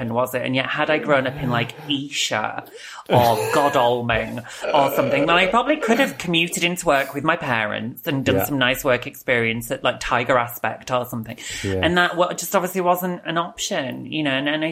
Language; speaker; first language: English; native; English